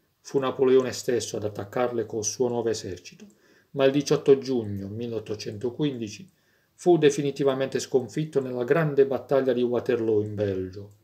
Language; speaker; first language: Italian; native; Italian